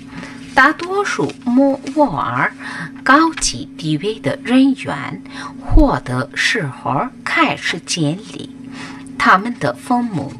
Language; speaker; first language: Chinese; non-native, fluent; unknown